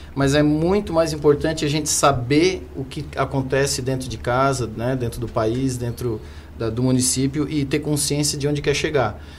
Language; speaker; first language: Portuguese; non-native, fluent; German